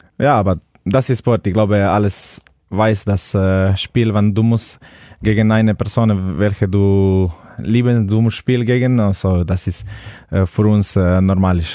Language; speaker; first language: German; non-native, learner; Slovenian